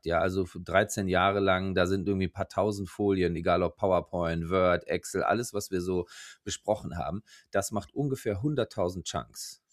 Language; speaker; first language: German; native; German